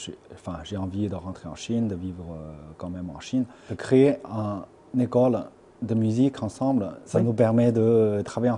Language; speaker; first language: French; non-native, fluent; Chinese